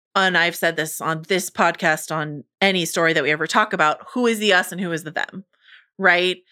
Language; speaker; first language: English; native; English